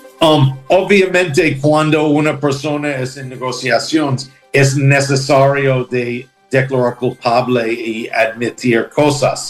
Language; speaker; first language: Spanish; non-native, learner; English